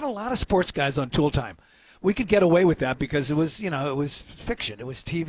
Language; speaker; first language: English; native; English